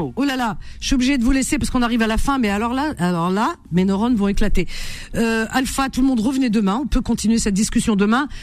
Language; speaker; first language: French; native; French